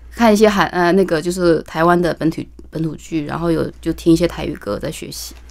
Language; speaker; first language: Chinese; native; Chinese